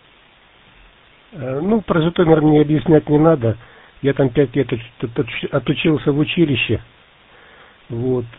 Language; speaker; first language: Russian; native; Russian